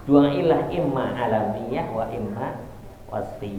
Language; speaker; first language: Arabic; non-native, fluent; Indonesian